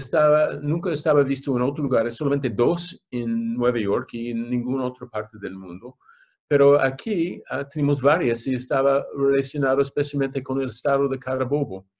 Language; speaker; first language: Spanish; non-native, fluent; English